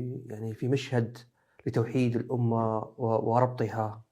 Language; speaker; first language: Arabic; native; Arabic